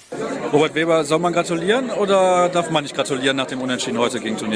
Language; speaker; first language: German; native; German